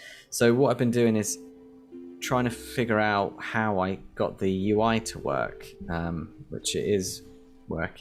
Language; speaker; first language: English; native; English